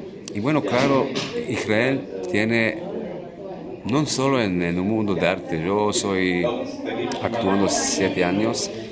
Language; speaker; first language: Spanish; non-native, learner; Hebrew